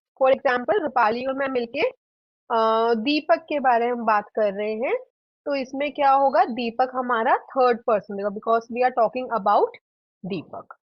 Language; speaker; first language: Hindi; native; Hindi